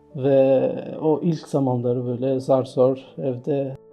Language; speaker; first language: Turkish; non-native, fluent; Albanian